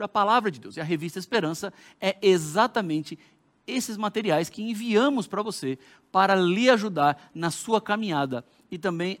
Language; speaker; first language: Portuguese; native; Portuguese